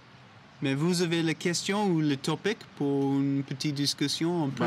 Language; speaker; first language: French; non-native, learner; English